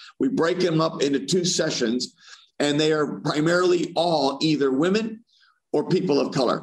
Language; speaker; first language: English; native; English